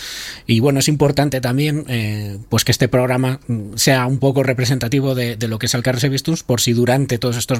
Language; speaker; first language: Spanish; native; Spanish